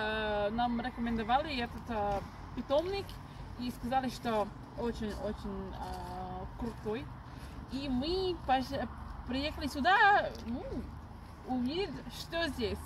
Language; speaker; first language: Russian; non-native, learner; English